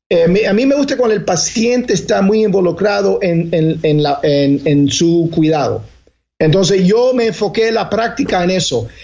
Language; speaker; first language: Spanish; early bilingual, heritage; Spanish